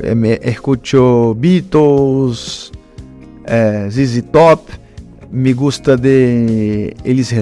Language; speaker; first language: Spanish; non-native, learner; Portuguese